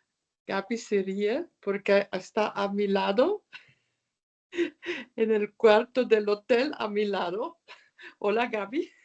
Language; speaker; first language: Spanish; non-native, fluent; German